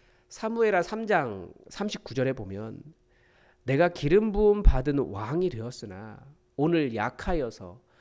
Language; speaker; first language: Korean; native; Korean